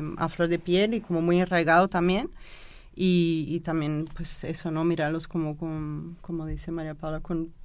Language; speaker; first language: Spanish; non-native, fluent; Portuguese